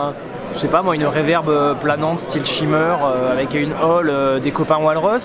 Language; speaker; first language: French; native; French